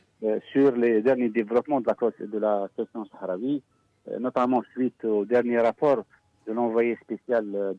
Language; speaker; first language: French; non-native, local second language; Arabic